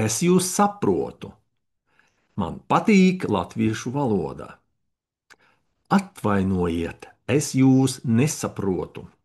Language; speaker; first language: Latvian; non-native, learner; Russian